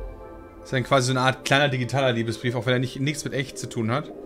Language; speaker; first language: German; native; German